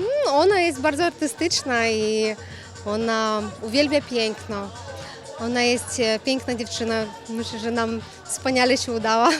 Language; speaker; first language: Polish; non-native, fluent; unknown